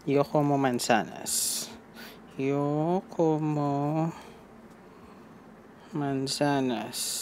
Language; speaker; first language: Spanish; non-native, learner; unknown